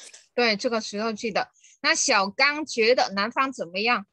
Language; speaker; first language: Chinese; non-native, fluent; Vietnamese